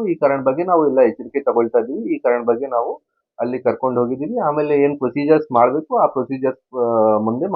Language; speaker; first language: Kannada; non-native, fluent; Hindi